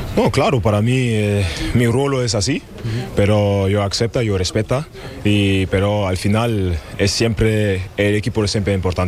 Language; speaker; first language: Spanish; non-native, learner; German